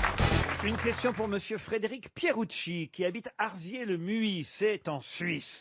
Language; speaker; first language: French; native; French